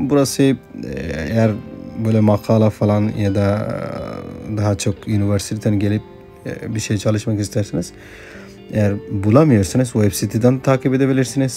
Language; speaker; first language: Turkish; non-native, fluent; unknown